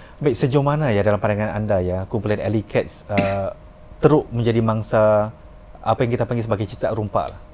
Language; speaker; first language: Malay; native; Malay